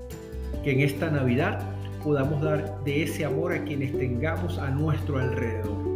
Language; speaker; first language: Spanish; native; Spanish